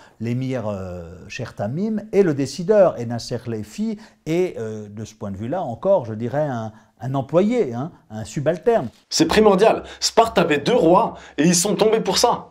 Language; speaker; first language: French; native; French